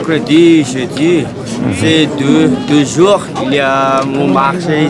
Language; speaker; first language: French; non-native, learner; Malagasy